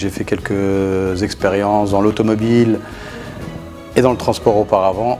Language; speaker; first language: French; early bilingual, other home language; Arabic